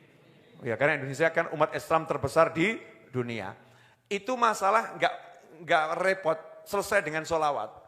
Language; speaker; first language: Indonesian; native; Indonesian